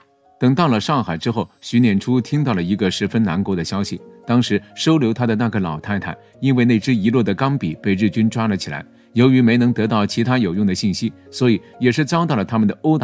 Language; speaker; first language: Chinese; native; Chinese